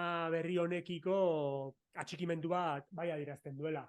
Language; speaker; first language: Basque; native; Basque